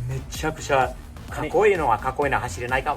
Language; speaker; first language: Japanese; non-native, fluent; English